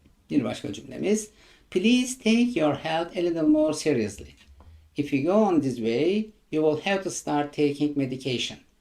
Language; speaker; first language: English; non-native, fluent; Turkish